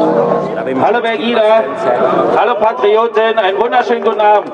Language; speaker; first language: German; native; German